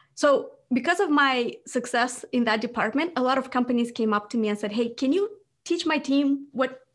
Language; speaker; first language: English; non-native, fluent; Romanian